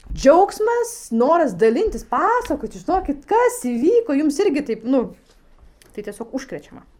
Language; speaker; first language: Lithuanian; non-native, fluent; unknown